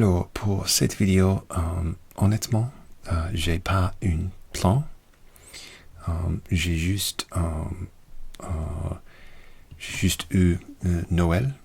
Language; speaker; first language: French; non-native, learner; English